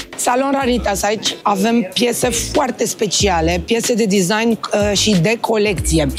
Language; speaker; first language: Romanian; native; Romanian